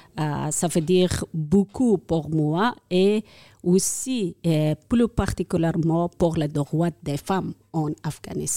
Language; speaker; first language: French; non-native, learner; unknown